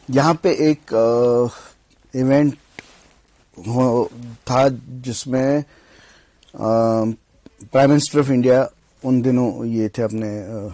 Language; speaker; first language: Hindi; non-native, local second language; Kashmiri